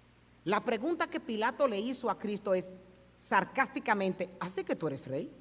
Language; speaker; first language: Spanish; native; Spanish